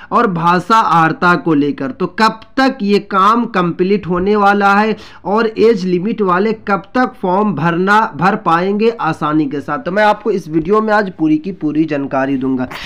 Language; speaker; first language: Hindi; native; Hindi